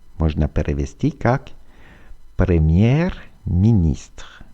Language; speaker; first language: Russian; non-native, fluent; French